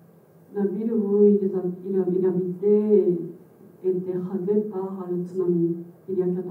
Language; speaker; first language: French; non-native, fluent; Japanese